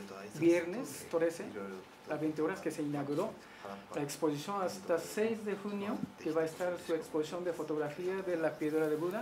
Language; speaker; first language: Spanish; non-native, learner; Japanese